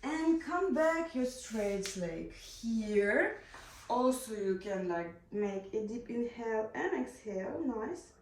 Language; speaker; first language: English; non-native, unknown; Ukrainian